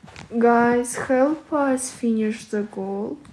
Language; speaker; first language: English; non-native, learner; Russian